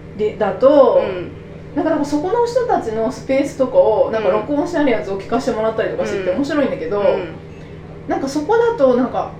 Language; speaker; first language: Japanese; native; Japanese